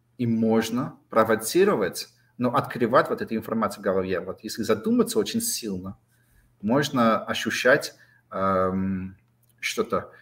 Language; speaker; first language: Russian; non-native, fluent; English